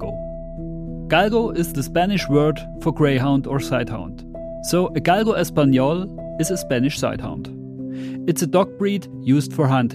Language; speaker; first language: English; non-native, fluent; German